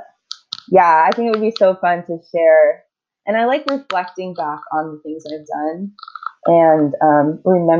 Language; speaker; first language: English; native; English